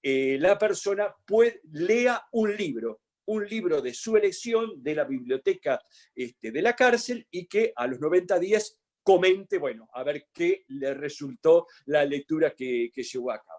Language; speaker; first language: Spanish; native; Spanish